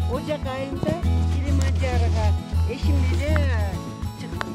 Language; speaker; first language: Turkish; non-native, learner; Kyrgyz